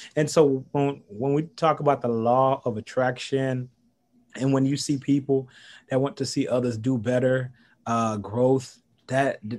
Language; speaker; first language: English; early bilingual, other home language; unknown